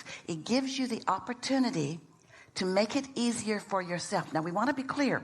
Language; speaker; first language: English; native; English